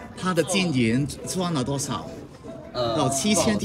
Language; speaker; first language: Chinese; non-native, local second language; Cantonese